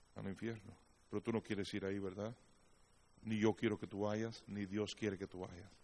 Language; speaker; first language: Spanish; native; Spanish